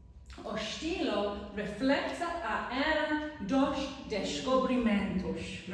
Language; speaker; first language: Portuguese; non-native, learner; English